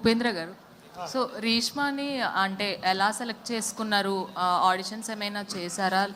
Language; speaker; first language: Telugu; native; Telugu